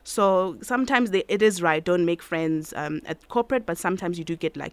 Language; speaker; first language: English; non-native, local second language; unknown